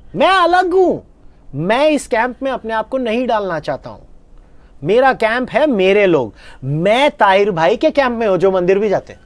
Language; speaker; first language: Hindi; native; Hindi